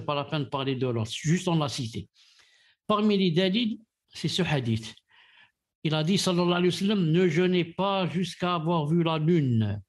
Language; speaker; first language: French; non-native, local second language; Arabic